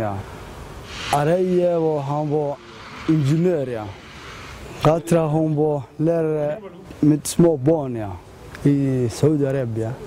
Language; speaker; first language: Swedish; non-native, learner; Somali